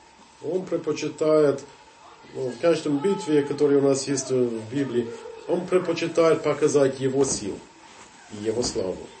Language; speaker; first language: Russian; non-native, fluent; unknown